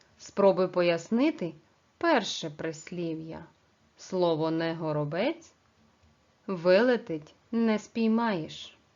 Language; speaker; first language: Ukrainian; native; Ukrainian